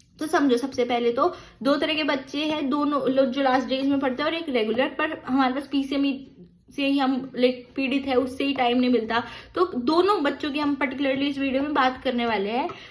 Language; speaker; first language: Hindi; native; Hindi